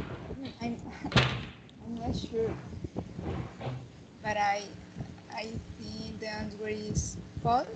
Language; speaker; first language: English; non-native, learner; Spanish